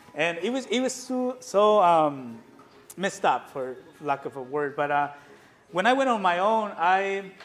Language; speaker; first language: English; non-native, fluent; Spanish